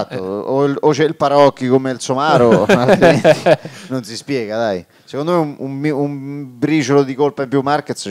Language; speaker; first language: Italian; native; Italian